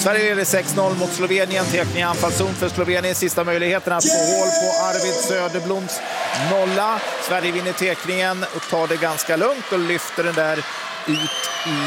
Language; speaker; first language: Swedish; native; Swedish